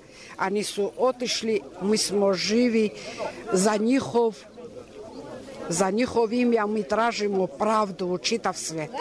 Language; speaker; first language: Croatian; non-native, fluent; Armenian